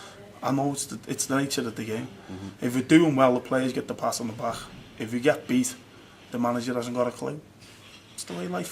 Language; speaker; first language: English; native; English